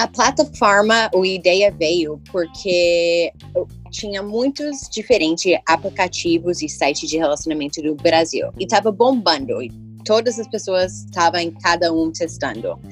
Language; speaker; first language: Portuguese; early bilingual, heritage; English